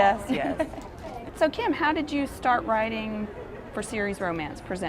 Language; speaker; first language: English; native; English